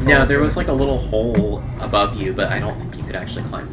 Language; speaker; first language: English; native; English